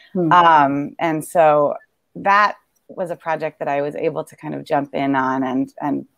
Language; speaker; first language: English; native; English